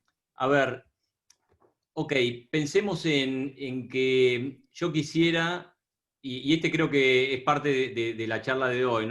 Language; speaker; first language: Spanish; native; Spanish